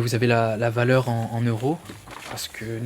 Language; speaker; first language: French; native; French